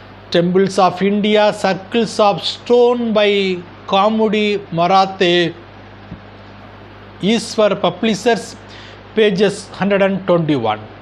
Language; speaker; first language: English; non-native, local second language; Tamil